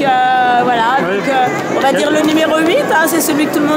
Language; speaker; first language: French; native; French